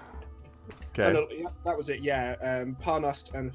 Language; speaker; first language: English; native; English